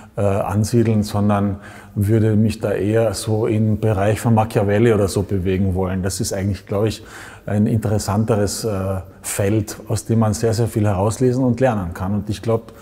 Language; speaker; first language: German; non-native, local second language; Slovenian